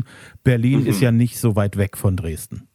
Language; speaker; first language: German; native; German